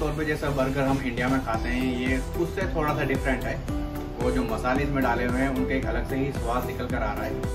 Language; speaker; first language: Hindi; native; Hindi